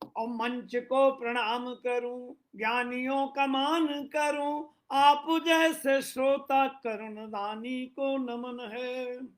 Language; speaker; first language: Hindi; native; Hindi